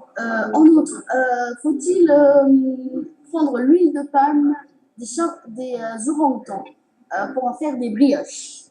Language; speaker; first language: French; native; French